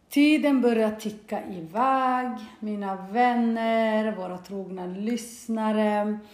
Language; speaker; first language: Swedish; early bilingual, other home language; Bosnian